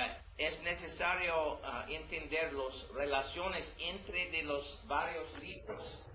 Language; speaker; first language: Spanish; non-native, learner; English